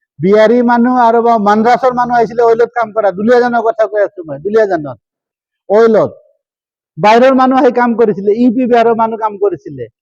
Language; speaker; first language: Assamese; native; Assamese